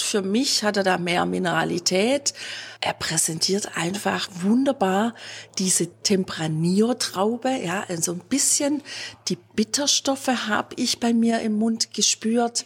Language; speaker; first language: German; native; German